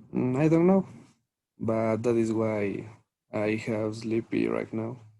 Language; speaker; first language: English; non-native, learner; Spanish